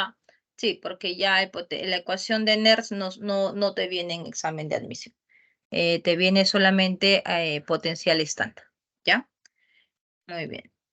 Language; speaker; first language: Spanish; native; Spanish